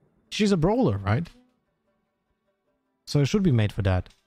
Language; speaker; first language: English; non-native, fluent; Polish